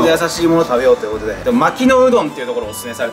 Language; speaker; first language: Japanese; native; Japanese